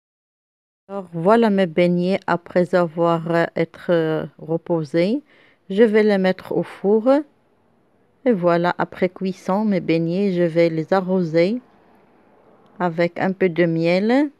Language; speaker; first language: French; non-native, local second language; Arabic